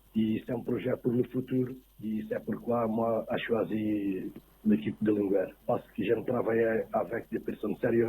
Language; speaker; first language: French; non-native, learner; Portuguese